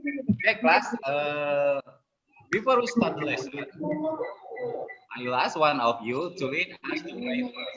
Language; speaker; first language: English; non-native, learner; Indonesian